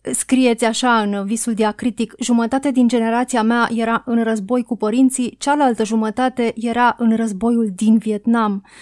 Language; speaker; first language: Romanian; native; Romanian